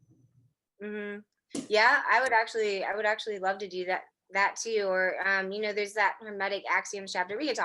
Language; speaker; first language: English; native; English